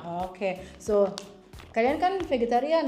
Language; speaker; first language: Indonesian; native; Indonesian